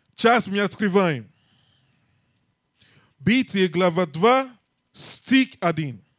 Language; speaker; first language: Russian; non-native, learner; English